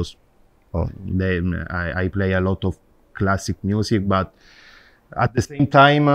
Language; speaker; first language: English; non-native, fluent; Italian